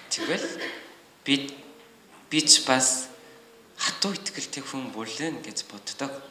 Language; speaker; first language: Mongolian; non-native, learner; Korean